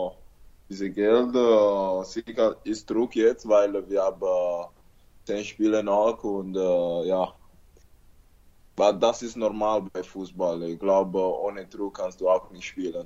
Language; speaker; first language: German; non-native, learner; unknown